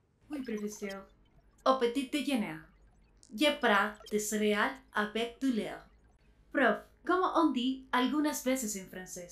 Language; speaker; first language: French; non-native, learner; Spanish